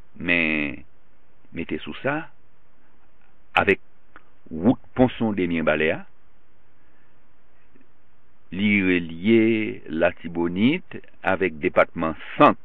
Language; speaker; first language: French; non-native, local second language; Haitian Creole